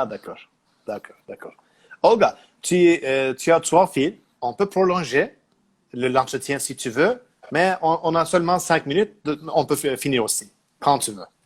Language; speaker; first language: French; non-native, learner; Turkish